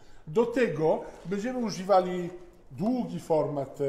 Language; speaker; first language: Polish; non-native, fluent; Italian